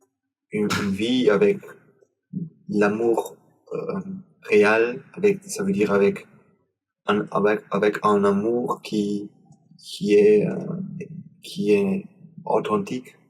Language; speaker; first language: French; non-native, learner; German